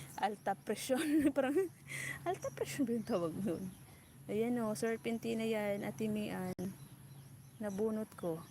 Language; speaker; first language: Filipino; non-native, local second language; Bikol